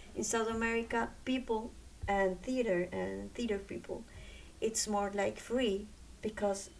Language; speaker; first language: English; non-native, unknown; Spanish